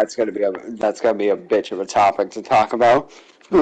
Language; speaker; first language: English; native; English